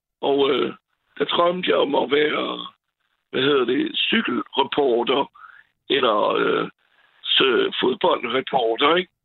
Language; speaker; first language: Danish; non-native, fluent; French